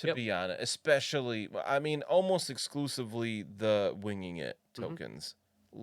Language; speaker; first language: English; native; English